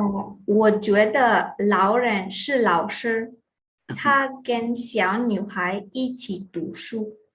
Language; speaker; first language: Chinese; non-native, fluent; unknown